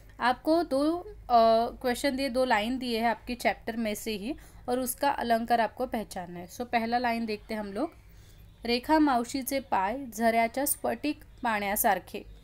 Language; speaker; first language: Hindi; non-native, local second language; Marathi